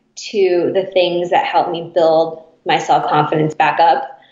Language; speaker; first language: English; native; English